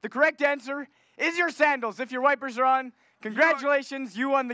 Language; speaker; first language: English; native; English